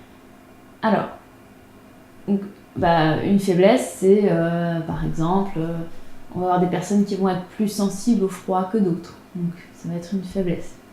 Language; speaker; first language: French; native; French